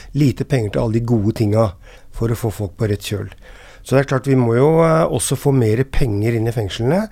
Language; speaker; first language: Norwegian; native; Norwegian